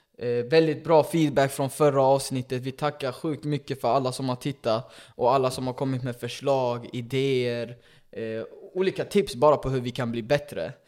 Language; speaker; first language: Swedish; early bilingual, other home language; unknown